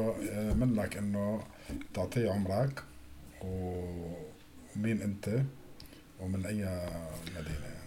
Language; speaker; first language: Swedish; non-native, fluent; Arabic